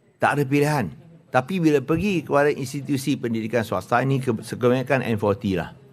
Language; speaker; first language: Malay; non-native, local second language; Chinese